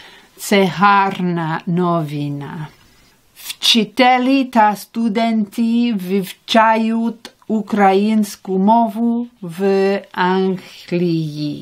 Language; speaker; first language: Ukrainian; non-native, learner; English